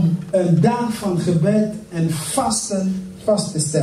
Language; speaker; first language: Dutch; non-native, fluent; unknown